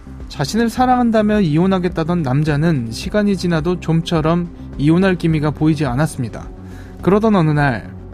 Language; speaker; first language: Korean; native; Korean